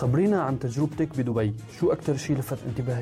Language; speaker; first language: Arabic; native; Arabic